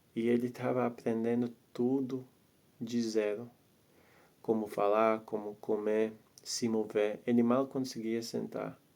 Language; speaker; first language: Portuguese; non-native, fluent; Latvian